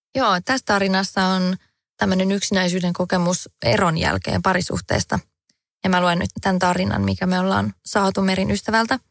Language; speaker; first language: Finnish; native; Finnish